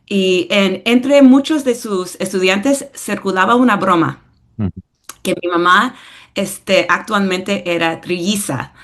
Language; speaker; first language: Spanish; early bilingual, heritage; English